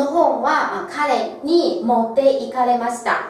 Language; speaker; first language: Japanese; non-native, fluent; Chinese